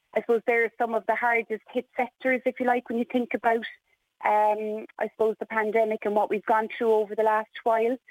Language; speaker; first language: English; native; English